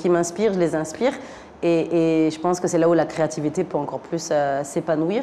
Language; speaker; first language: French; native; French